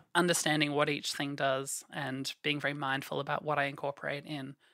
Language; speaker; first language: English; native; English